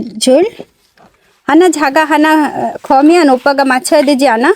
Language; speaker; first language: Korean; non-native, learner; Bangla